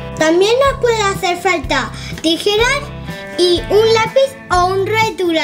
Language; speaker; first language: Spanish; native; Spanish